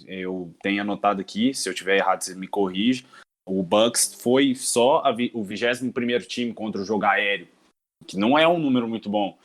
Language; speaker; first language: Portuguese; native; Portuguese